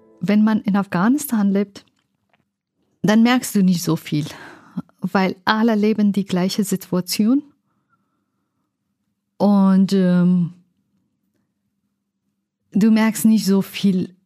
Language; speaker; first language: German; non-native, learner; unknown